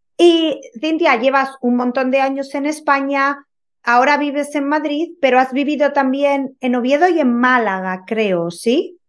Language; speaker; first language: Spanish; native; Spanish